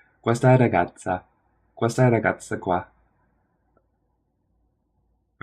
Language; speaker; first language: Italian; non-native, learner; English